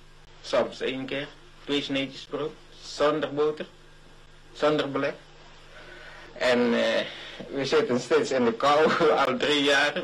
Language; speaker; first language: Dutch; non-native, local second language; Malay